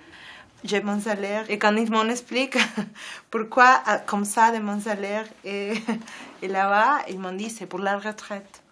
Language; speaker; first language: French; non-native, learner; Spanish